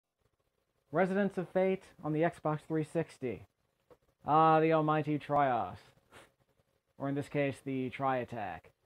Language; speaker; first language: English; native; English